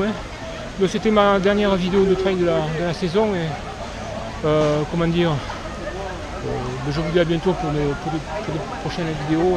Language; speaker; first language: French; native; French